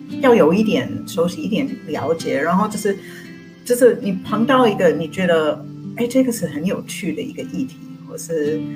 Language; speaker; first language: Chinese; non-native, fluent; English